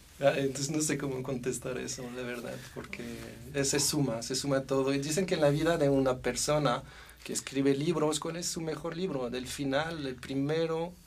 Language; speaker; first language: Spanish; non-native, fluent; French